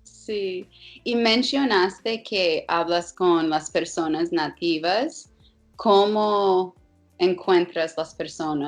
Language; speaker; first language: Spanish; non-native, fluent; English